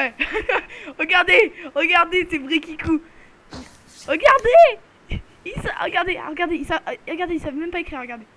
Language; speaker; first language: French; native; French